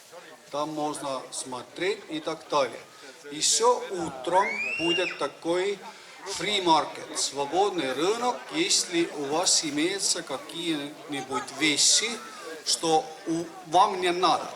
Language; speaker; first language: Russian; non-native, learner; Estonian